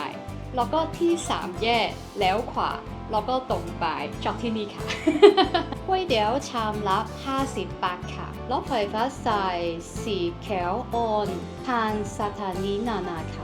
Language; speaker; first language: Thai; non-native, learner; Cantonese